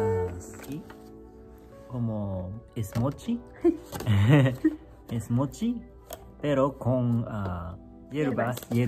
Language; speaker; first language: Spanish; non-native, learner; Japanese